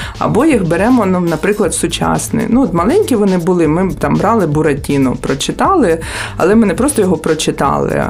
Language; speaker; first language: Ukrainian; native; Ukrainian